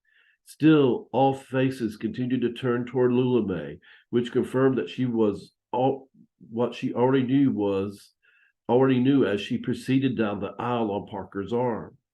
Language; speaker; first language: English; native; English